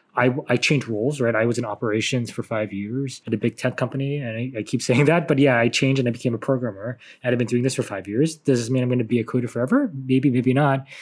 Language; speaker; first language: English; native; English